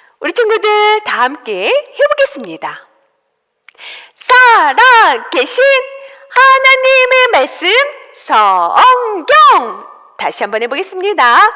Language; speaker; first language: Korean; native; Korean